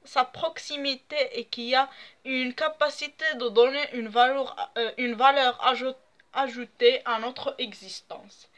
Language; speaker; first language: French; non-native, local second language; Arabic